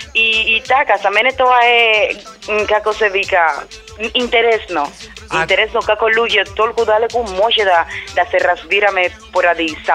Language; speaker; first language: Macedonian; non-native, learner; Spanish